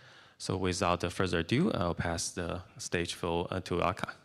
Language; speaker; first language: English; non-native, fluent; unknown